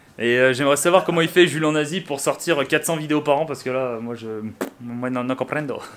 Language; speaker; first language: French; native; French